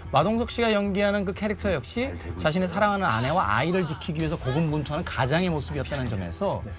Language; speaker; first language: Korean; native; Korean